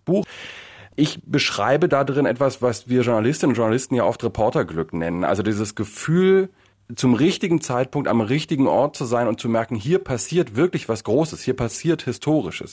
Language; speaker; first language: German; native; German